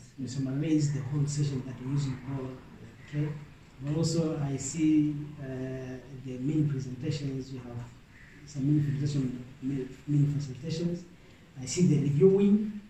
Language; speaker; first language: English; non-native, local second language; Swahili